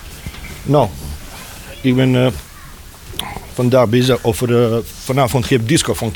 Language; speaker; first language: Dutch; non-native, learner; Bosnian